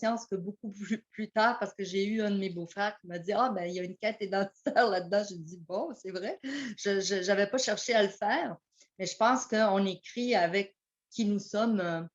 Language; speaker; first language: French; early bilingual, heritage; French